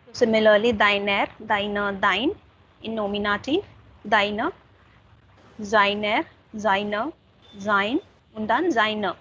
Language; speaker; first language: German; non-native, fluent; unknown